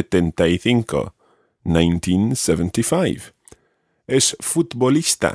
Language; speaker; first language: Spanish; non-native, fluent; English